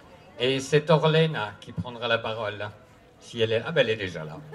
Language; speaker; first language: French; native; French